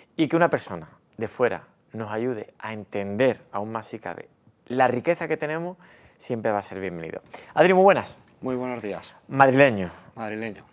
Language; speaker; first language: Spanish; native; Spanish